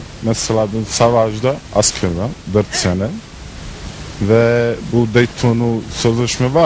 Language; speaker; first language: Turkish; non-native, learner; Bosnian